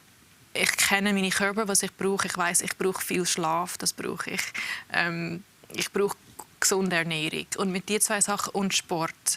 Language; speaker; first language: German; early bilingual, heritage; English